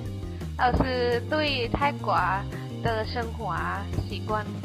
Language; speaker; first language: Chinese; non-native, learner; Thai